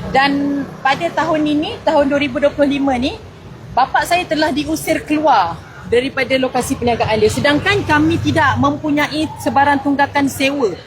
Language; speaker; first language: Malay; native; Malay